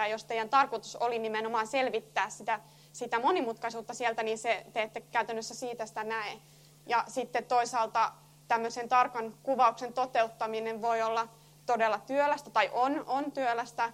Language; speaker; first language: Finnish; native; Finnish